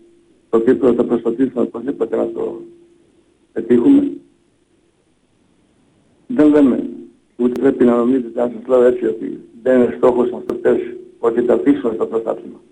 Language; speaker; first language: Greek; non-native, fluent; Bosnian